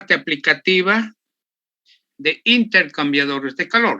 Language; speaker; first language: Spanish; native; Spanish